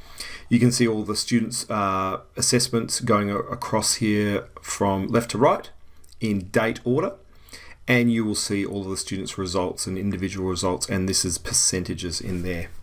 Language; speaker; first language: English; native; English